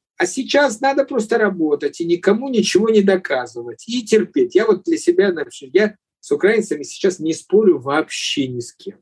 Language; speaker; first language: Russian; native; Russian